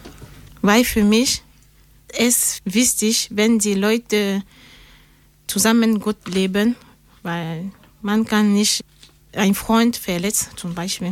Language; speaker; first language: German; non-native, learner; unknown